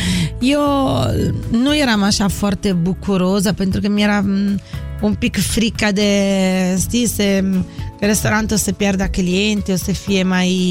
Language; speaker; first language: Romanian; non-native, fluent; Italian